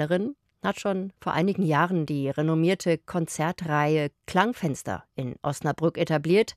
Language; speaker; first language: German; native; German